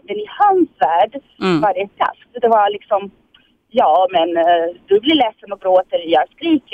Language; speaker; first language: Swedish; non-native, fluent; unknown